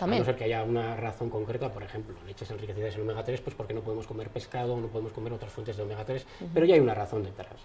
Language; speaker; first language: Spanish; native; Spanish